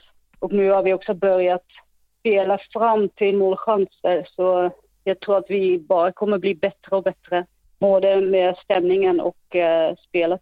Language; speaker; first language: Swedish; non-native, fluent; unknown